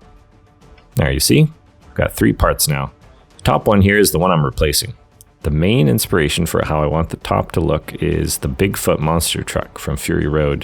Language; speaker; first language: English; native; English